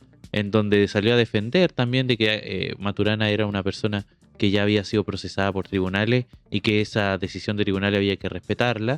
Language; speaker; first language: Spanish; native; Spanish